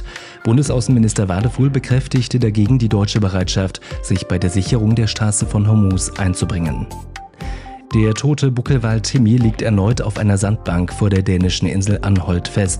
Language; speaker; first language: German; native; German